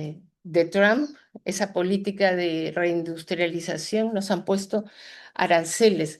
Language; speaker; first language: Spanish; native; Spanish